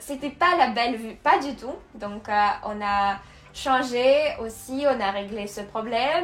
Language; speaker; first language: French; non-native, fluent; Russian